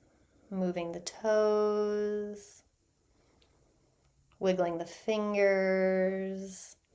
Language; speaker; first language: English; native; English